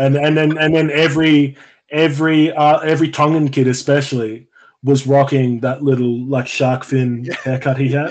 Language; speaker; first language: English; native; English